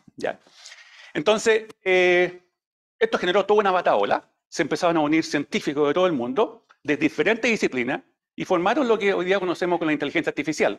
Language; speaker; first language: Spanish; native; Spanish